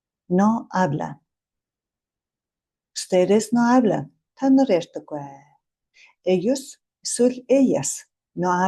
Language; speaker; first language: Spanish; non-native, fluent; Mongolian